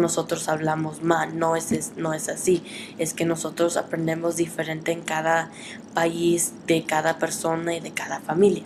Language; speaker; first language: Spanish; early bilingual, heritage; Spanish